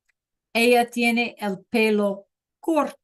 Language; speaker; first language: Spanish; non-native, learner; English